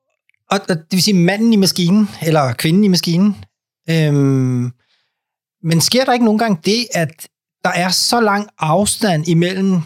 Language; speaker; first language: Danish; native; Danish